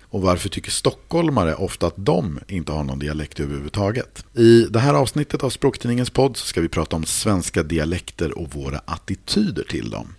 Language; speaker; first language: Swedish; native; Swedish